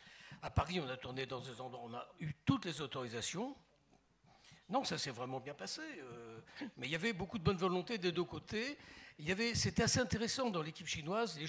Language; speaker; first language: French; native; French